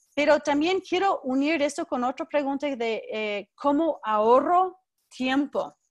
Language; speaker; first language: Spanish; non-native, fluent; English